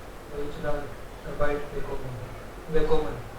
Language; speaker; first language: German; non-native, learner; Hindi